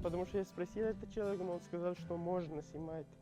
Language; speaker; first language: Russian; non-native, learner; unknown